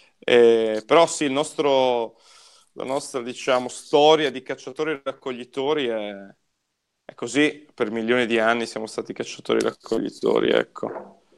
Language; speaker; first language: Italian; native; Italian